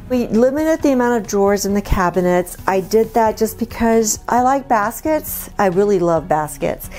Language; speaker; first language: English; non-native, fluent; Spanish